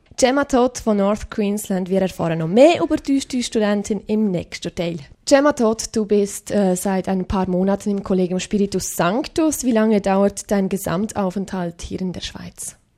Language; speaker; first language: German; native; German